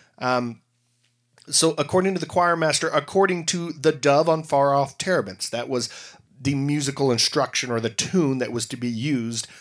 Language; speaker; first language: English; native; English